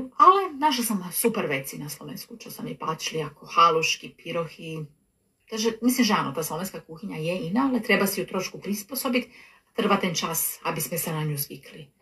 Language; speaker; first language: Slovak; non-native, fluent; Croatian